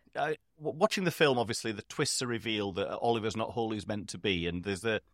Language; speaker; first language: English; native; English